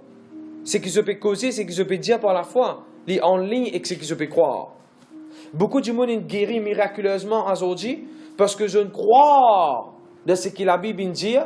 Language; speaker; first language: French; non-native, local second language; Morisyen